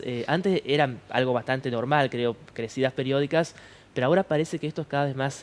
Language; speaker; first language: Spanish; native; Spanish